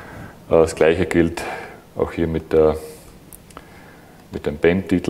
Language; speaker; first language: German; native; German